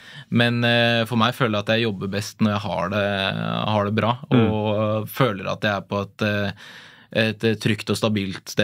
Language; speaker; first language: Norwegian; native; Norwegian